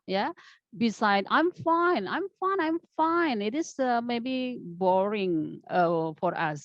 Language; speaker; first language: English; non-native, fluent; Indonesian